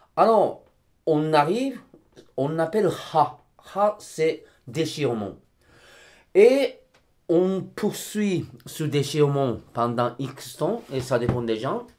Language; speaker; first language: French; non-native, fluent; Japanese